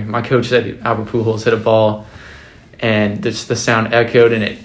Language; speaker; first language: English; native; English